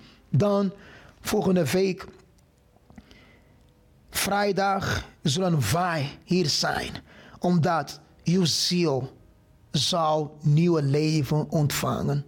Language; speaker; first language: Dutch; non-native, fluent; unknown